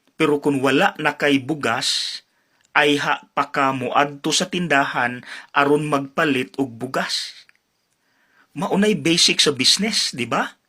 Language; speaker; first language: Cebuano; native; Cebuano